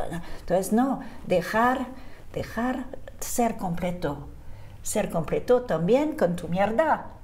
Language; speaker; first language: Spanish; non-native, fluent; French